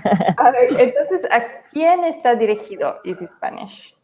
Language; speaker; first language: Spanish; non-native, fluent; English